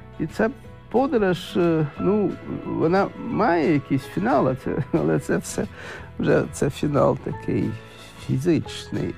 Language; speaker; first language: Ukrainian; non-native, local second language; Russian